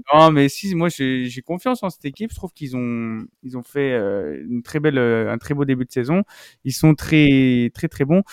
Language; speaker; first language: French; native; French